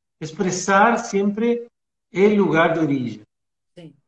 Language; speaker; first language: Portuguese; non-native, learner; Spanish